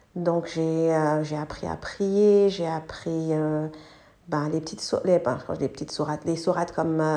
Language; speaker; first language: French; non-native, local second language; English